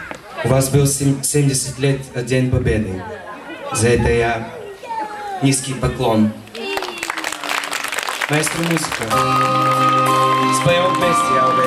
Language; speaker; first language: Russian; non-native, learner; Bulgarian